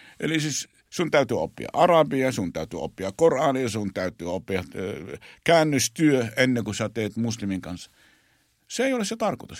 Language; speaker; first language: Finnish; non-native, fluent; Arabic